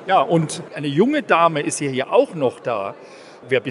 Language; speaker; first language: German; native; German